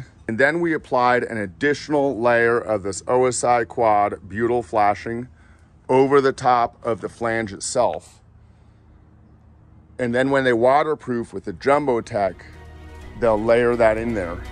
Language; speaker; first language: English; native; English